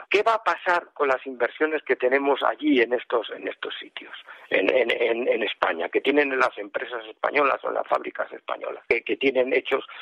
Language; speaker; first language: Spanish; native; Spanish